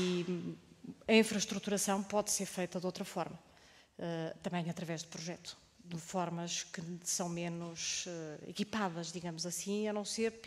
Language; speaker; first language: Portuguese; native; Portuguese